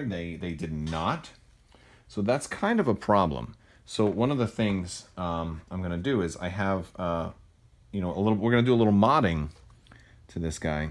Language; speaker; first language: English; native; English